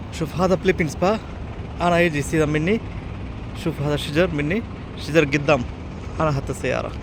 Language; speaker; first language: Arabic; non-native, learner; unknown